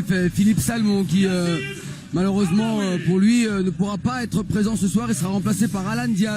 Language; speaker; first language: French; native; French